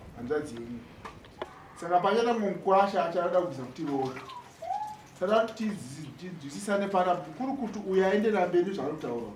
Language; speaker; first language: Shona; native; Shona